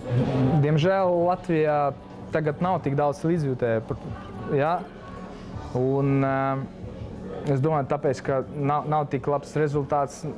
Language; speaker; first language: Latvian; non-native, local second language; Russian